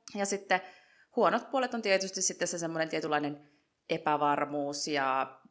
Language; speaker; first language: Finnish; native; Finnish